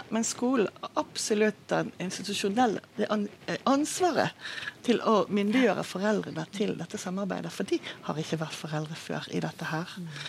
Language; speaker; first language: Norwegian; non-native, fluent; Hebrew